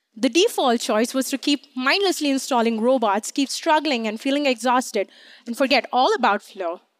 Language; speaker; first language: English; non-native, local second language; Hindi